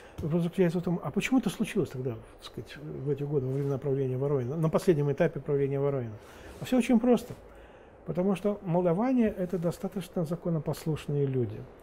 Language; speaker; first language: Russian; non-native, local second language; Romanian